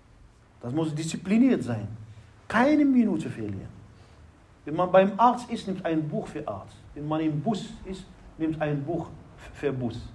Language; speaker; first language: German; non-native, fluent; Arabic